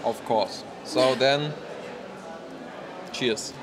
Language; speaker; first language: English; non-native, learner; German